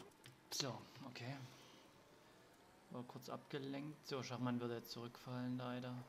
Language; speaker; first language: German; native; German